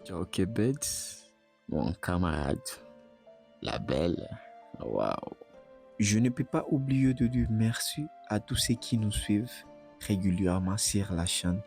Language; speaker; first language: French; non-native, local second language; Swahili